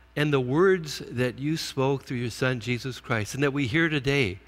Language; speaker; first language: English; native; English